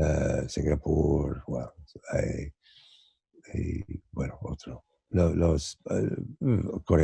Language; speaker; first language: Spanish; non-native, fluent; English